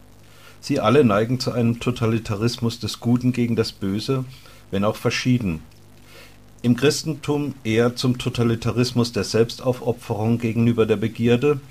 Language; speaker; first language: German; native; German